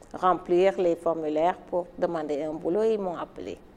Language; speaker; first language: French; non-native, local second language; Wolof